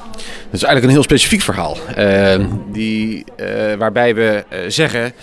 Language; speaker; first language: Dutch; native; Dutch